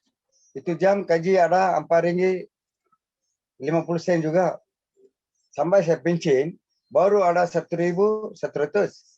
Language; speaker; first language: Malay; non-native, local second language; Tamil